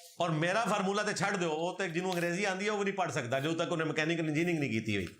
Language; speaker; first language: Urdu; non-native, local second language; Punjabi